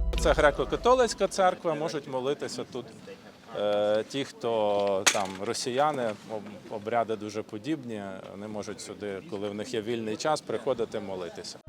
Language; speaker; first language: Ukrainian; native; Ukrainian